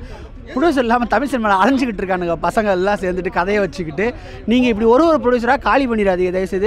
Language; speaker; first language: Tamil; native; Tamil